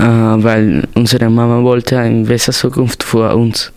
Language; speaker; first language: German; non-native, learner; Spanish